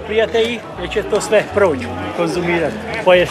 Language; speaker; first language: Serbian; native; Serbian